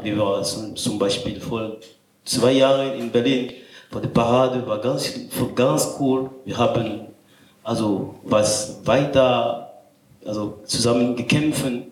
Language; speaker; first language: German; non-native, learner; French